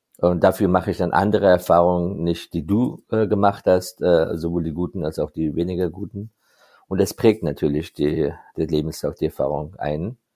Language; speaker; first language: German; non-native, fluent; Persian